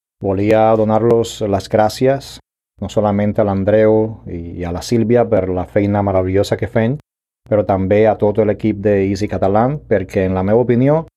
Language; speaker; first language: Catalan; non-native, learner; Spanish